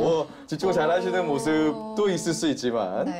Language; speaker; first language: Korean; native; Korean